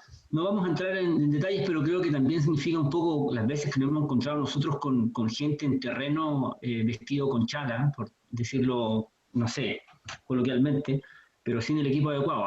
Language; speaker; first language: Spanish; native; Spanish